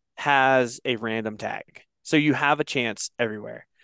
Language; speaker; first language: English; native; English